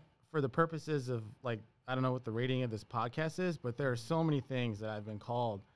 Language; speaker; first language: English; early bilingual, other home language; Spanish